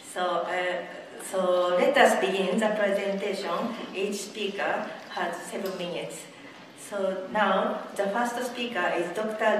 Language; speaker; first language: English; non-native, fluent; Japanese